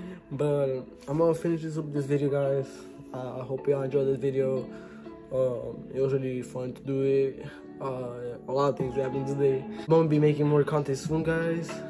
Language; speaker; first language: English; early bilingual, other home language; Spanish